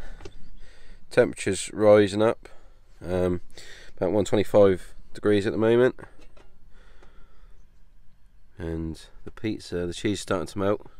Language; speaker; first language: English; native; English